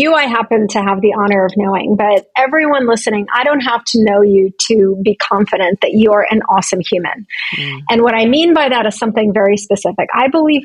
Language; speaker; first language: English; non-native, fluent; Russian